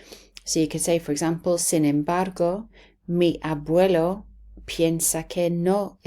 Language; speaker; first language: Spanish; non-native, fluent; English